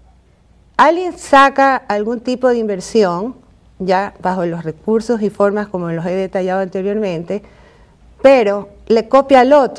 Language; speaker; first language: Spanish; native; Spanish